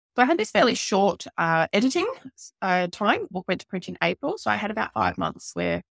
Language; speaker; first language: English; native; English